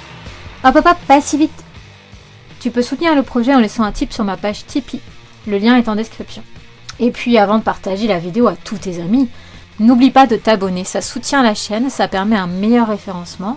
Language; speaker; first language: French; native; French